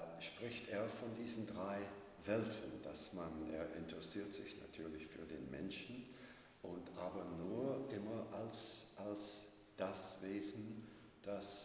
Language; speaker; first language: German; non-native, fluent; English